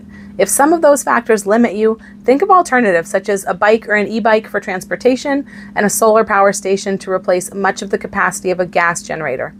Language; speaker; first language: English; native; English